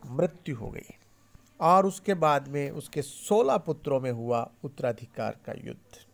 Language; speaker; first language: Hindi; native; Hindi